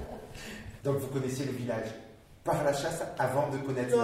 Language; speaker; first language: French; native; French